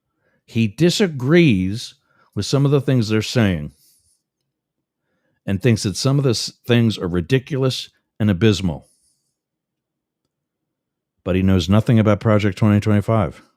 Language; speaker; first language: English; native; English